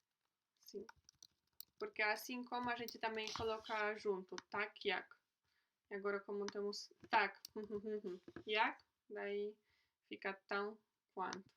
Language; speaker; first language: Portuguese; non-native, fluent; Polish